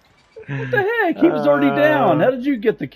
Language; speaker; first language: English; native; English